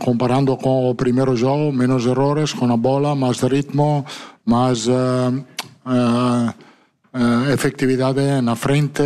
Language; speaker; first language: Portuguese; non-native, fluent; Italian